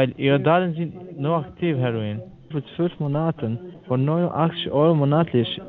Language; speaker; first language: German; non-native, learner; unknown